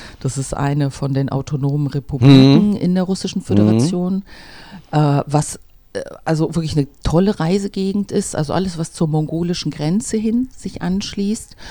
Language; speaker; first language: German; native; German